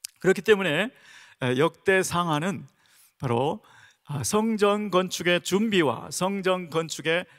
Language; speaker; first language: Korean; native; Korean